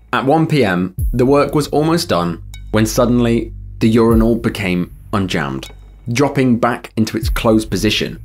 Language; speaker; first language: English; native; English